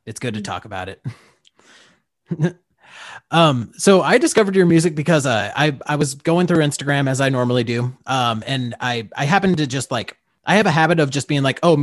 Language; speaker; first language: English; native; English